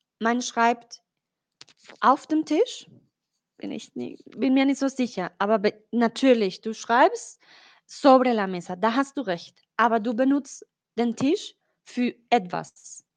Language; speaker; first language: German; non-native, learner; Spanish